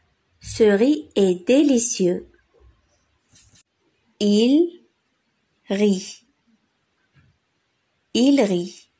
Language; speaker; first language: French; non-native, fluent; Arabic